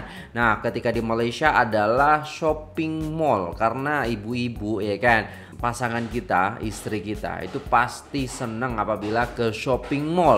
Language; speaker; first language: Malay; non-native, local second language; Javanese